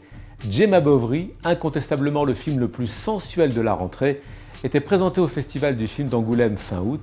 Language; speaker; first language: French; native; French